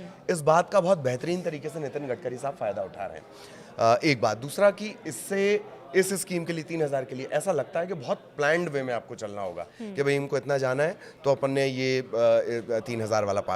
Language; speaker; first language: Hindi; native; Hindi